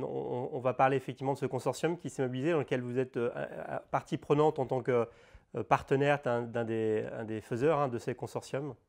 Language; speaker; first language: French; native; French